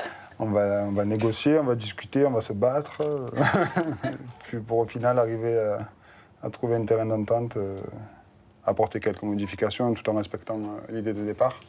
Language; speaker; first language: French; native; French